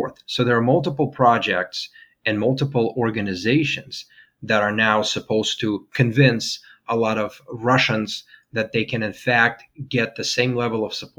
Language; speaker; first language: English; non-native, fluent; Russian